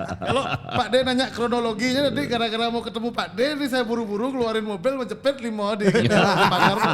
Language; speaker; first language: Indonesian; native; Indonesian